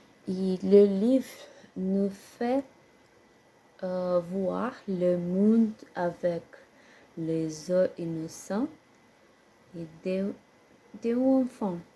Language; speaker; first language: French; non-native, learner; Portuguese